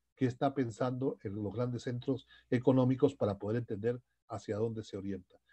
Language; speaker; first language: Spanish; native; Spanish